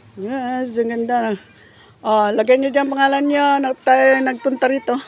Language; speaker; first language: Filipino; non-native, local second language; Waray